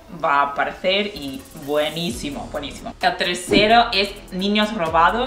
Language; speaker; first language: Spanish; non-native, fluent; English